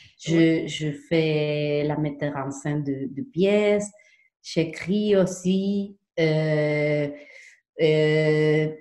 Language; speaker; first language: French; non-native, learner; Spanish